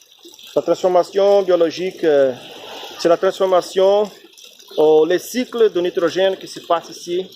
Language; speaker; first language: French; non-native, fluent; Portuguese